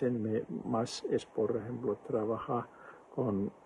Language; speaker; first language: Spanish; non-native, fluent; Finnish